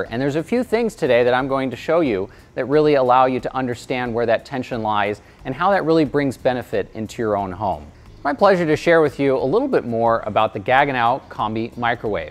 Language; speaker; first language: English; native; English